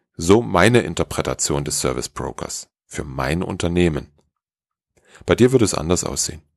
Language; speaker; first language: German; native; German